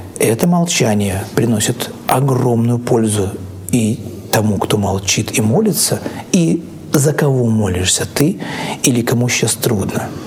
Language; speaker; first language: Russian; native; Russian